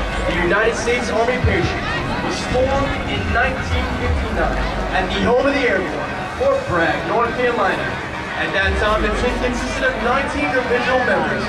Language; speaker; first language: English; native; English